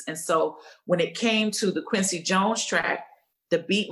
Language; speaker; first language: English; native; English